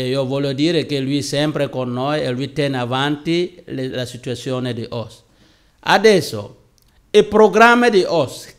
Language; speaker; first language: Italian; non-native, learner; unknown